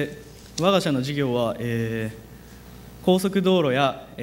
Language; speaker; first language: Japanese; native; Japanese